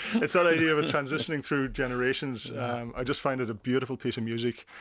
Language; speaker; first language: English; native; English